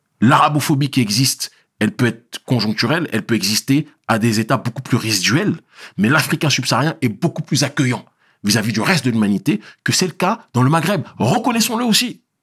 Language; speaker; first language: French; native; French